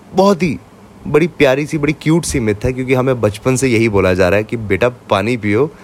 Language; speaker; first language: Hindi; native; Hindi